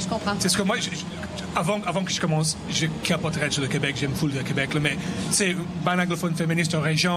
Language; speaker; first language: French; native; French